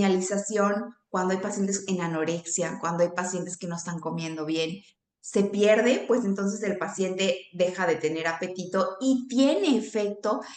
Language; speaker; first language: Spanish; native; Spanish